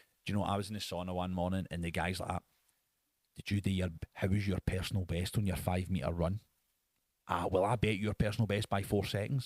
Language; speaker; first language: English; native; English